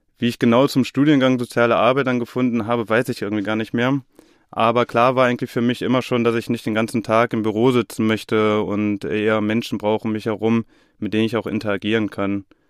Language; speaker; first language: German; native; German